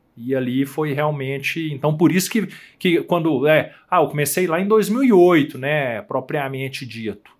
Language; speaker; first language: Portuguese; native; Portuguese